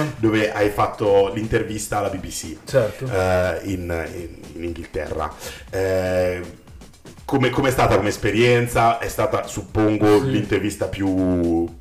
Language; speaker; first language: Italian; native; Italian